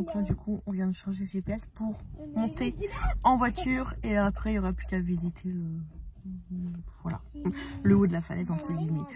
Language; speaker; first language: French; native; French